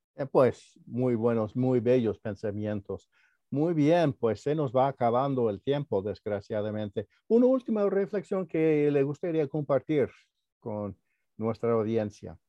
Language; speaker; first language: Spanish; early bilingual, heritage; Spanish